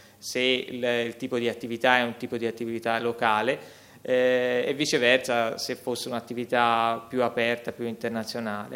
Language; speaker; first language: Italian; native; Italian